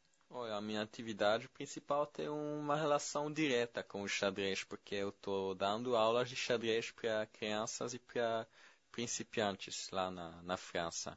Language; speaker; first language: Portuguese; non-native, fluent; French